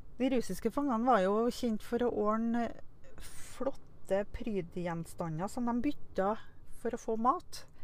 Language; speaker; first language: Norwegian; native; Norwegian